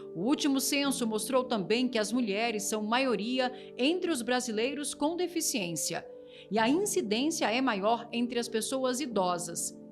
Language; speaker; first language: Portuguese; native; Portuguese